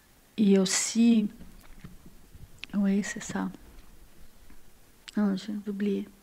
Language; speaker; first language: French; non-native, learner; Portuguese